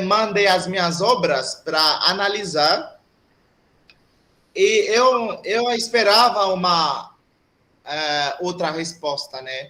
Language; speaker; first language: Portuguese; non-native, fluent; Haitian Creole